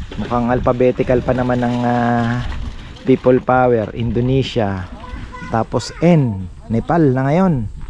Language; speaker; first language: Filipino; non-native, local second language; Bikol